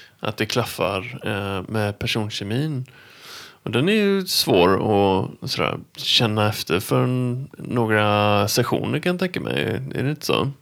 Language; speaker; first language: Swedish; native; Swedish